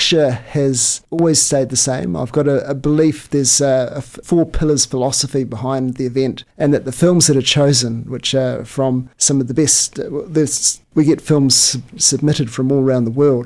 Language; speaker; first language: English; native; English